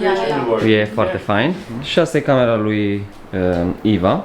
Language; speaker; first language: Romanian; native; Romanian